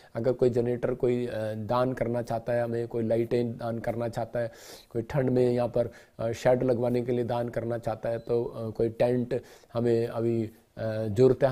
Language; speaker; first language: Hindi; non-native, local second language; Punjabi